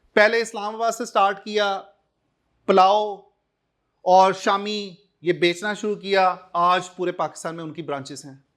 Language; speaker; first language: Urdu; non-native, local second language; Punjabi